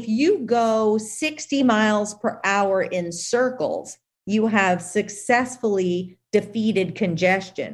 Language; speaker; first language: English; native; English